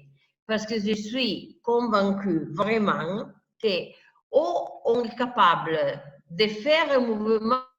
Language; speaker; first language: French; non-native, fluent; Italian